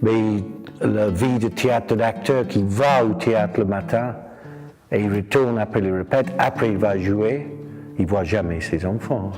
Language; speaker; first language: French; non-native, fluent; English